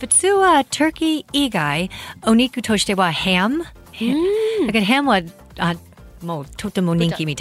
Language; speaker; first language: Japanese; non-native, fluent; English